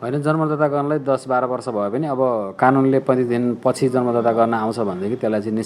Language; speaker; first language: Nepali; native; Nepali